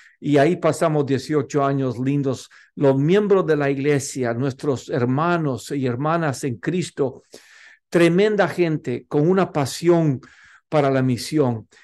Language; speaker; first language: Spanish; non-native, local second language; English